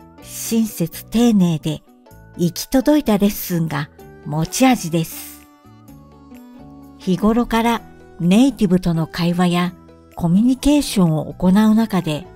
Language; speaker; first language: Japanese; native; Japanese